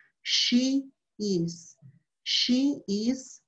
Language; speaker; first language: English; non-native, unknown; Spanish